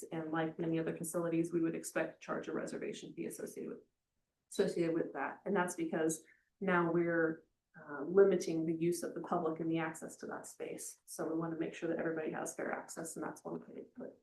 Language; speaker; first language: English; native; English